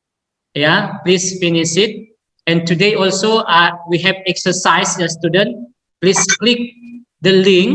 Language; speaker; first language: English; non-native, learner; Indonesian